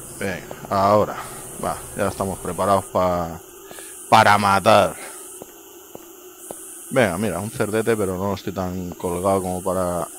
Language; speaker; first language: Spanish; native; Spanish